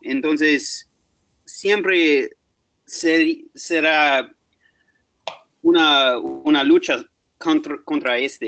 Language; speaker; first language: Spanish; non-native, fluent; English